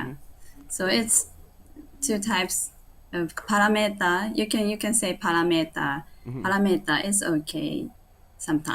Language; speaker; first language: English; non-native, learner; Japanese